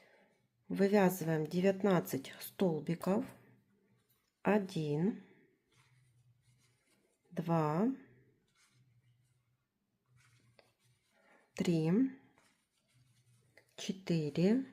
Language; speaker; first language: Russian; native; Russian